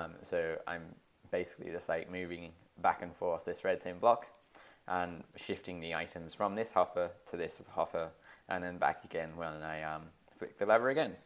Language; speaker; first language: English; native; English